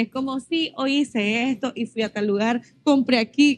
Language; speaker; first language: Spanish; native; Spanish